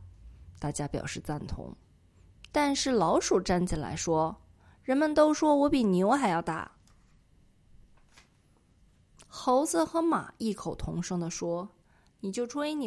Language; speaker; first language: Chinese; native; Chinese